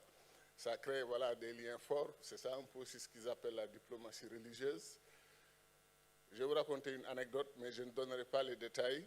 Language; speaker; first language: French; non-native, local second language; Wolof